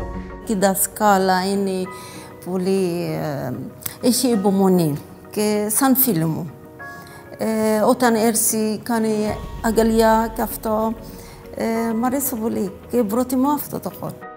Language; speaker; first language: Greek; non-native, learner; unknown